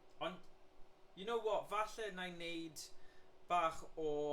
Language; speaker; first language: Welsh; native; Welsh